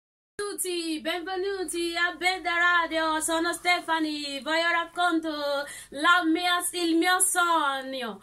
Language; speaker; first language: Italian; non-native, learner; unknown